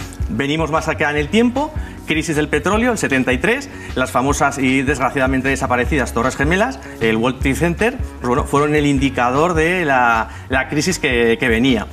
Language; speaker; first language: Spanish; native; Spanish